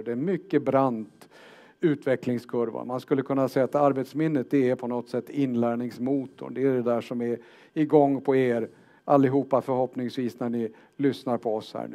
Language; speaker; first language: Swedish; native; Swedish